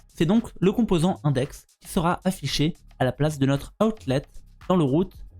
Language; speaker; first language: French; native; French